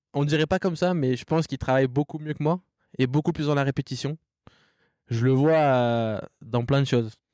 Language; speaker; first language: French; native; French